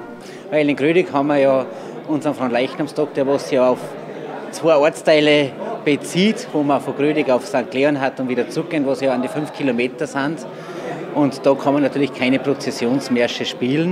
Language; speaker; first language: German; native; German